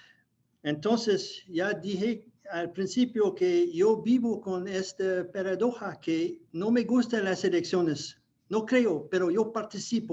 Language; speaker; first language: Spanish; non-native, fluent; English